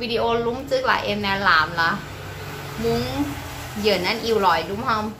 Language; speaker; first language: Vietnamese; non-native, learner; Thai